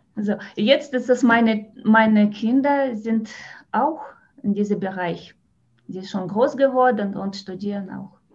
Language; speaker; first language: German; non-native, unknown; Russian